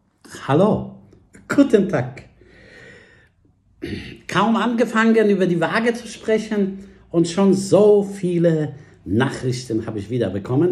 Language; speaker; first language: German; non-native, fluent; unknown